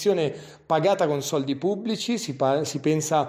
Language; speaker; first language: Italian; native; Italian